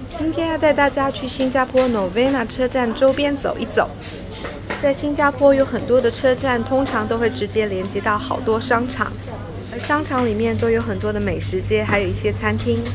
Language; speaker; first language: Chinese; native; Chinese